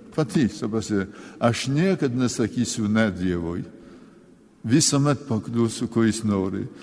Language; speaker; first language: Lithuanian; early bilingual, heritage; Lithuanian